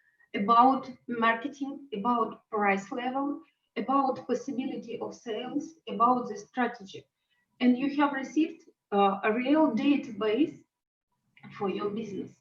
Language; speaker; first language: English; non-native, learner; Russian